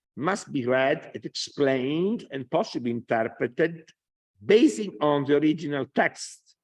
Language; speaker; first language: English; non-native, fluent; Italian